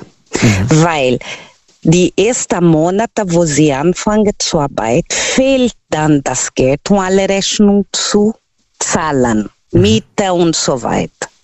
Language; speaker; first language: German; non-native, fluent; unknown